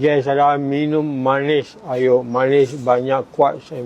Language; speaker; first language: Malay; non-native, local second language; Tamil